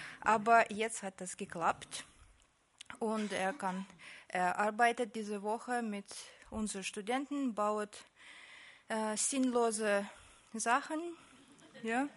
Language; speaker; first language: German; non-native, fluent; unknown